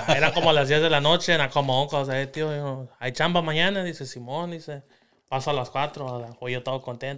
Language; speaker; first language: Spanish; early bilingual, heritage; Spanish